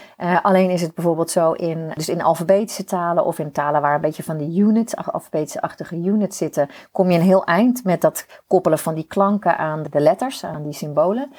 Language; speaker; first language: Dutch; native; Dutch